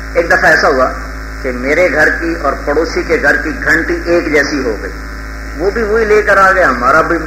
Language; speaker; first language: Urdu; native; Urdu